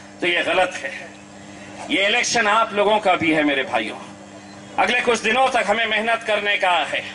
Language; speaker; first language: Urdu; native; Urdu